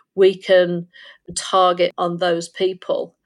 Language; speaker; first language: English; native; English